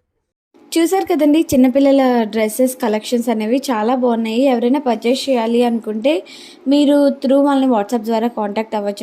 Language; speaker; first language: Telugu; native; Telugu